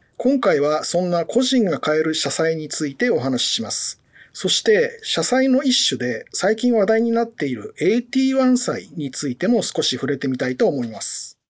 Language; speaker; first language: Japanese; native; Japanese